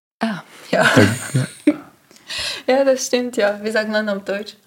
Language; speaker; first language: German; non-native, learner; French